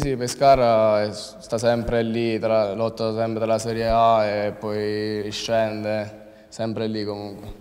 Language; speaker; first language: Italian; native; Italian